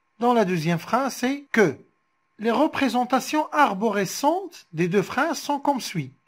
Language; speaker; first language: French; non-native, local second language; Arabic